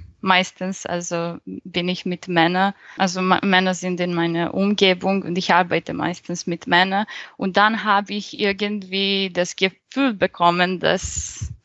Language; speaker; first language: German; non-native, fluent; Serbian